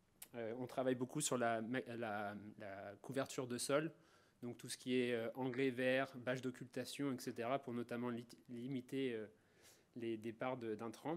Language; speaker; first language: French; native; French